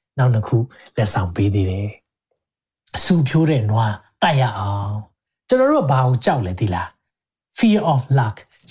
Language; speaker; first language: Burmese; non-native, local second language; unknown